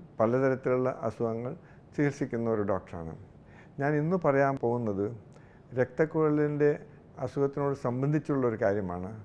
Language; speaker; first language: Malayalam; native; Malayalam